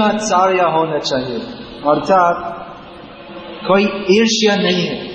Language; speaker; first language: Hindi; non-native, learner; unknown